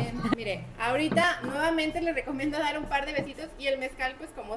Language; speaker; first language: Spanish; native; Spanish